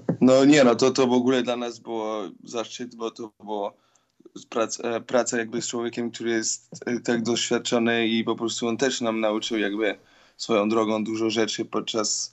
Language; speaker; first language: Polish; early bilingual, heritage; Polish